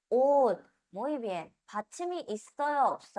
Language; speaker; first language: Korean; non-native, fluent; Spanish